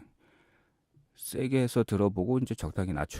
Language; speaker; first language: Korean; native; Korean